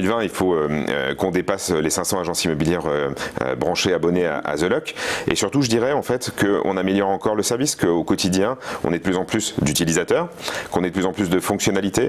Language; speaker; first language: French; native; French